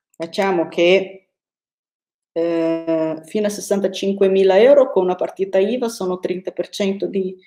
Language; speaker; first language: Italian; non-native, fluent; Portuguese